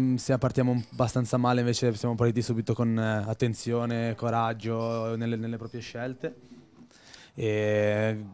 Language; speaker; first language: Italian; native; Italian